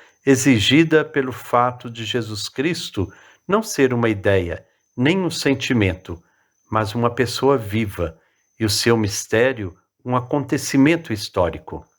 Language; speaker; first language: Portuguese; native; Portuguese